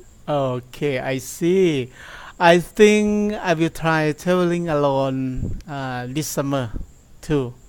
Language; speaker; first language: English; non-native, learner; Thai